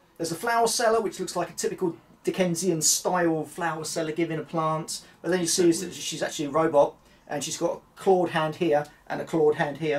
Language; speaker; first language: English; native; English